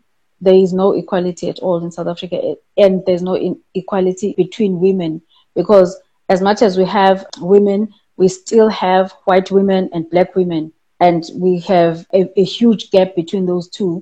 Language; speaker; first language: English; non-native, local second language; Xhosa